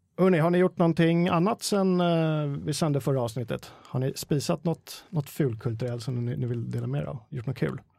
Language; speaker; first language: Swedish; native; Swedish